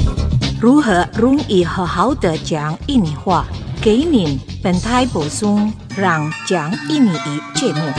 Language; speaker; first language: Chinese; non-native, learner; Indonesian